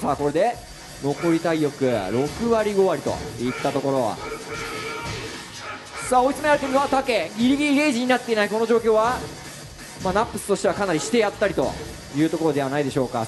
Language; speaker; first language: Japanese; native; Japanese